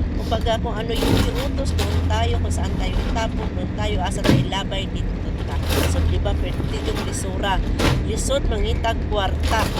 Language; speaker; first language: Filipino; non-native, local second language; Cebuano